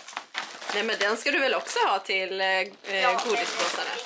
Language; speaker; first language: Swedish; native; Swedish